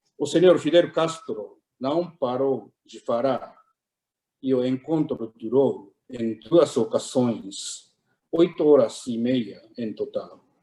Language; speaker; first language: Portuguese; non-native, fluent; Japanese